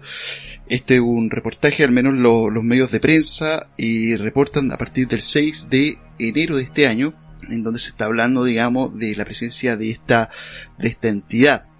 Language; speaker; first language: Spanish; native; Spanish